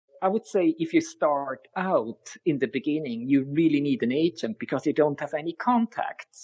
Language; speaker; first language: English; non-native, fluent; Swiss German